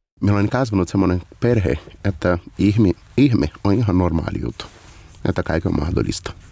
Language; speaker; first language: Finnish; non-native, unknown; Portuguese